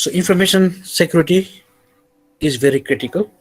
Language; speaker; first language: English; non-native, local second language; Nepali